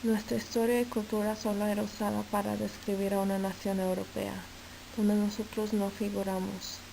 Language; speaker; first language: Spanish; early bilingual, heritage; Spanish